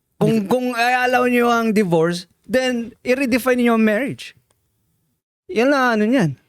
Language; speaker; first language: Filipino; native; Filipino